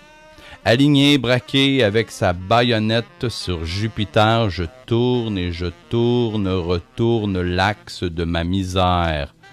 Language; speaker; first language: French; native; French